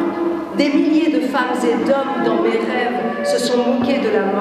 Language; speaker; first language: French; native; French